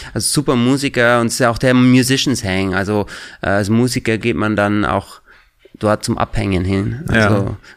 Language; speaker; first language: German; native; German